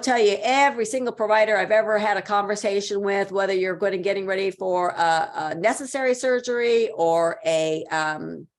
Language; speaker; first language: English; native; English